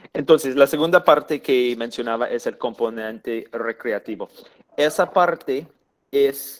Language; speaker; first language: Spanish; non-native, fluent; English